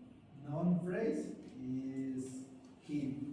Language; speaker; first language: English; non-native, learner; Spanish